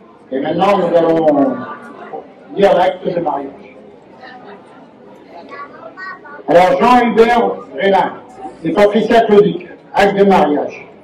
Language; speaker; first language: French; native; French